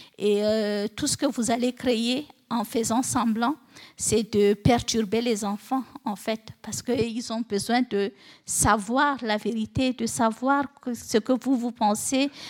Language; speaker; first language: French; non-native, local second language; Fula